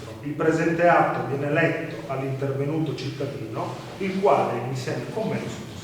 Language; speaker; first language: Italian; native; Italian